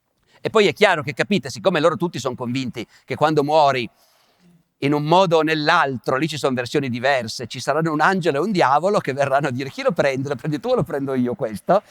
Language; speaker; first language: Italian; native; Italian